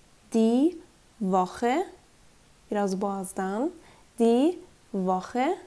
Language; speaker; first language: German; non-native, fluent; Turkish